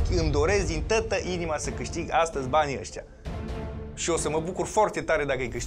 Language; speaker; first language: Romanian; native; Romanian